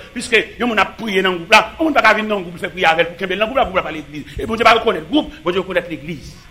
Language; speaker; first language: French; non-native, local second language; Haitian Creole